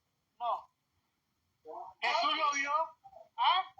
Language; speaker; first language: Spanish; native; Spanish